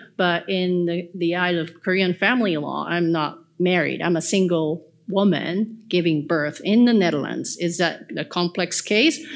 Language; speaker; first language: English; early bilingual, other home language; Korean